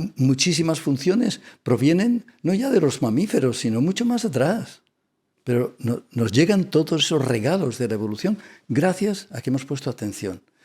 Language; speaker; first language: Spanish; non-native, local second language; Catalan